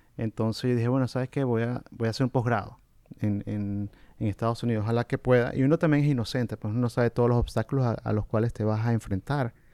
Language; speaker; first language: Spanish; native; Spanish